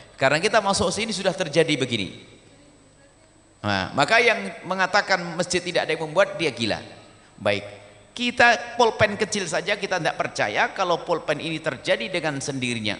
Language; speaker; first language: Indonesian; native; Indonesian